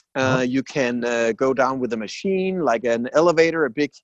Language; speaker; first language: English; non-native, fluent; Danish